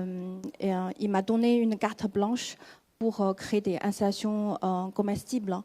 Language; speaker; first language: French; non-native, fluent; Chinese